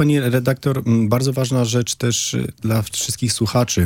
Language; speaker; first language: Polish; native; Polish